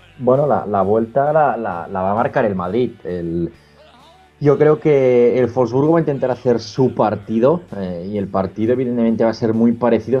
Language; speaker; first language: Spanish; native; Spanish